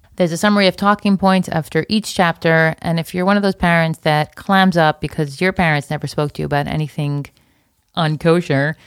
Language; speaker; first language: English; native; English